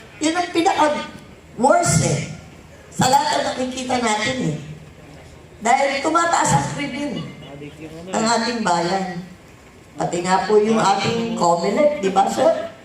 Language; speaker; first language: Filipino; native; Filipino